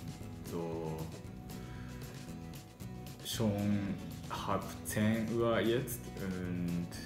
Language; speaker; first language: German; non-native, learner; Japanese